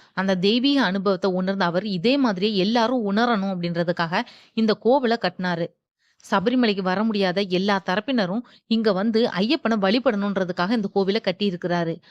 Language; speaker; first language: Tamil; native; Tamil